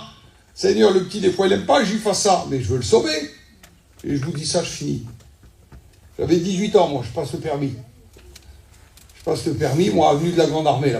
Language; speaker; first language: French; native; French